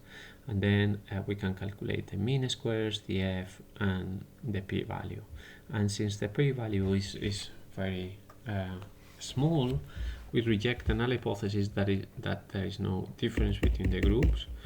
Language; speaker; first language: English; non-native, fluent; Spanish